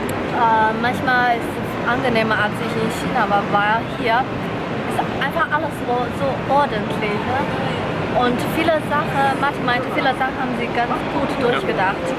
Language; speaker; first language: German; non-native, fluent; Chinese